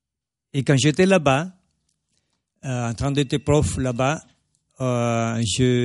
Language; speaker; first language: French; non-native, fluent; Spanish